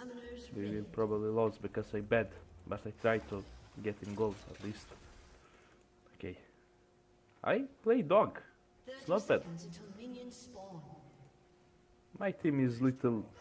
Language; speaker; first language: English; non-native, learner; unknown